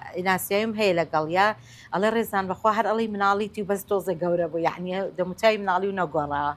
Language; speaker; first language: Central Kurdish; native; Central Kurdish